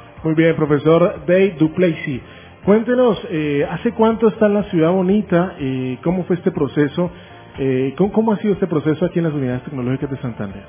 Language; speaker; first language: Spanish; native; Spanish